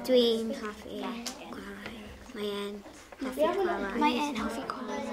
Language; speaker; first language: Welsh; non-native, learner; English